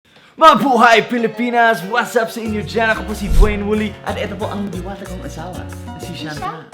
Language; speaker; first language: Filipino; non-native, fluent; English